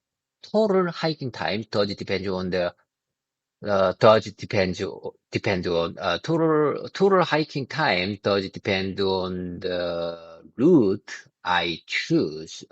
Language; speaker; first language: English; non-native, learner; Korean